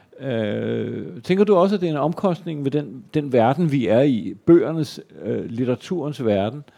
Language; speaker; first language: Danish; native; Danish